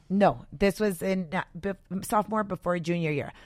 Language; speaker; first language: English; native; English